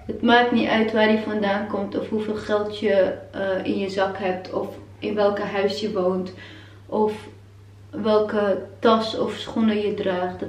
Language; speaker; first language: Dutch; non-native, fluent; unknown